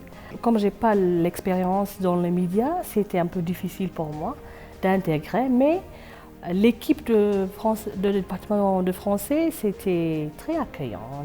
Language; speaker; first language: French; non-native, fluent; Amharic